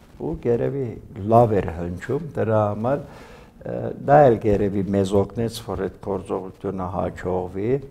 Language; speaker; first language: Armenian; early bilingual, heritage; Armenian